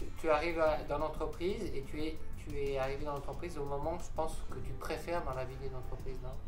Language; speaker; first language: French; native; French